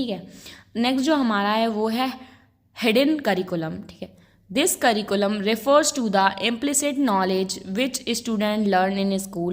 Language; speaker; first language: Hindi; native; Hindi